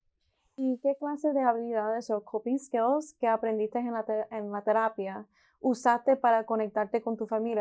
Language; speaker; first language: Spanish; early bilingual, heritage; Spanish